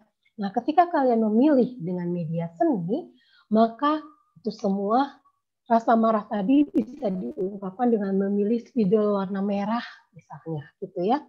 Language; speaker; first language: Indonesian; native; Indonesian